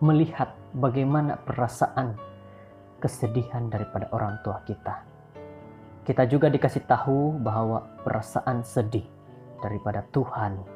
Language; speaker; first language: Indonesian; native; Indonesian